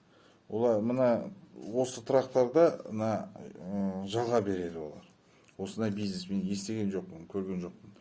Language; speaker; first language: Kazakh; non-native, local second language; Russian